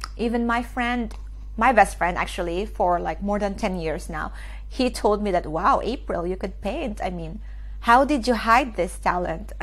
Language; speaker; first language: English; non-native, local second language; Filipino